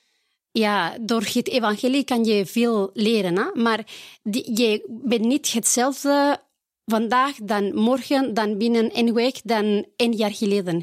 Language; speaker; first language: Dutch; non-native, fluent; Spanish